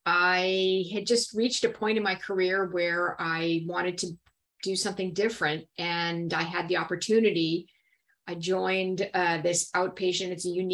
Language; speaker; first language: English; native; English